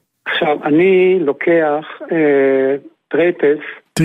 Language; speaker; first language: Hebrew; non-native, fluent; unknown